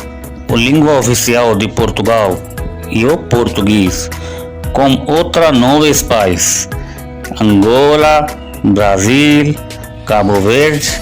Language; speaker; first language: Portuguese; non-native, learner; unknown